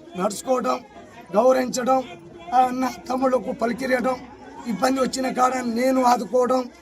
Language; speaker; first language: Telugu; non-native, local second language; Lambadi